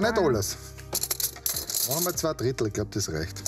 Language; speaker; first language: German; native; German